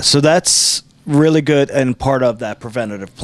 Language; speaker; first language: English; native; English